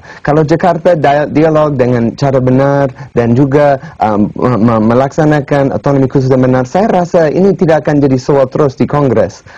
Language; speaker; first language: Indonesian; non-native, fluent; English